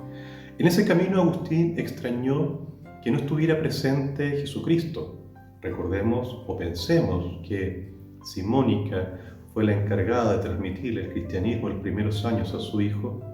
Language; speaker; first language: Spanish; native; Spanish